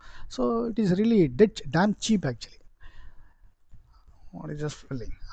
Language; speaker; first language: English; non-native, local second language; Tamil